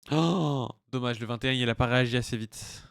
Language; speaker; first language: French; native; French